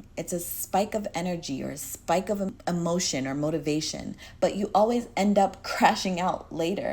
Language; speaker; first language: English; native; English